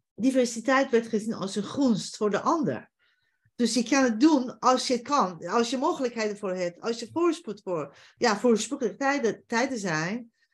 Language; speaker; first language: Dutch; non-native, fluent; Persian